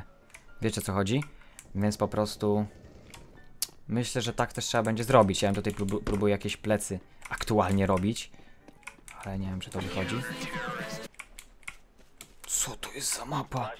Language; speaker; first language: Polish; native; Polish